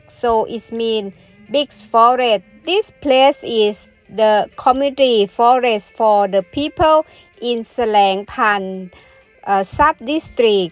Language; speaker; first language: English; non-native, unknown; Thai